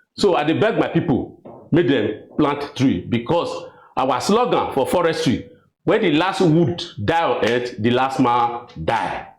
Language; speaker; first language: Nigerian Pidgin; non-native, local second language; Bini